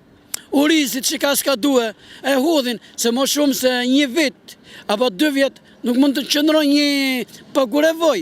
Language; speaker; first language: Albanian; native; Albanian